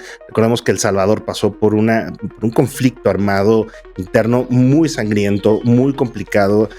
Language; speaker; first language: Spanish; native; Spanish